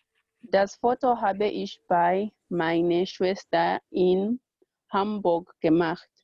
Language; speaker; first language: German; non-native, learner; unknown